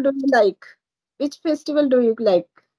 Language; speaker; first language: English; non-native, learner; Marathi